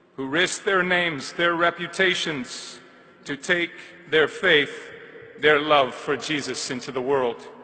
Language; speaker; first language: English; native; English